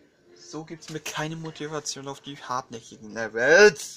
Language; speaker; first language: German; native; German